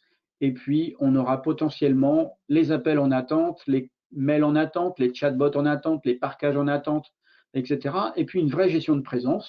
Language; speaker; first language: French; native; French